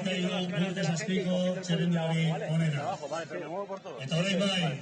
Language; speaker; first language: Basque; native; Basque